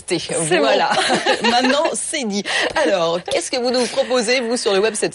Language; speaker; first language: French; native; French